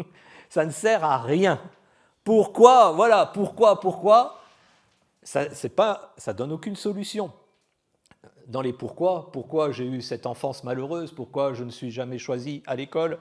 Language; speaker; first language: French; native; French